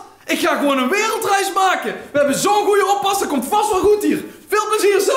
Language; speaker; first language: Dutch; native; Dutch